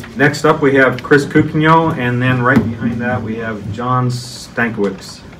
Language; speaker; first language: English; native; English